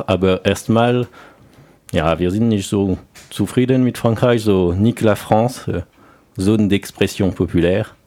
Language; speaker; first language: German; non-native, learner; French